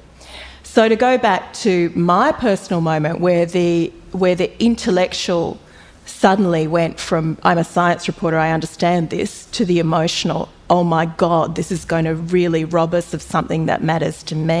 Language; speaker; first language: English; native; English